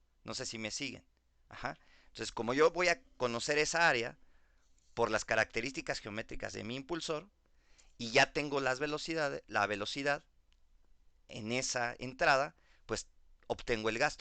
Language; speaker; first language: Spanish; native; Spanish